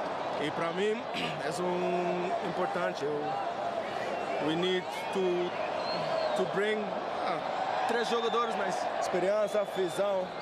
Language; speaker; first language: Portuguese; non-native, learner; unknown